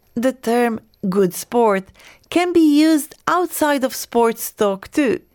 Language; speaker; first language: English; non-native, fluent; Croatian